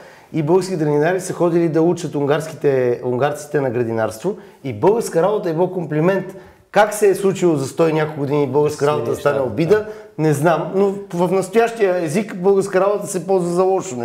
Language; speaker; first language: Bulgarian; native; Bulgarian